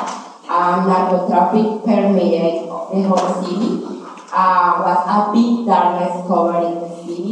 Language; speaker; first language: English; non-native, learner; Spanish